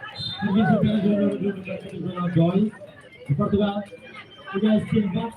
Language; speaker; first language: Portuguese; non-native, local second language; Tetum